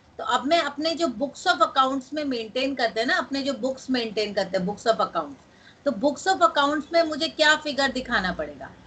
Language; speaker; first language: Hindi; non-native, local second language; Bangla